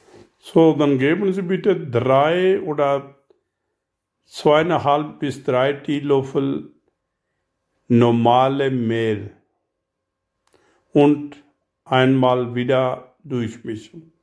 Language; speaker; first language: German; non-native, learner; Urdu